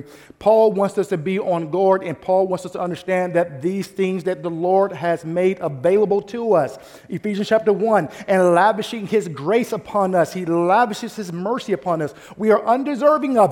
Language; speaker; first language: English; native; English